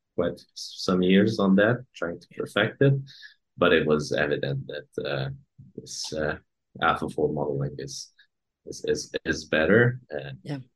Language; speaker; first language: English; non-native, fluent; Hungarian